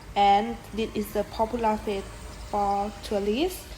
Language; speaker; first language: English; non-native, learner; Thai